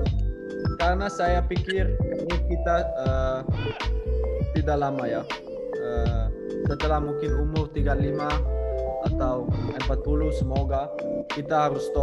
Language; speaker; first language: Indonesian; non-native, learner; Dutch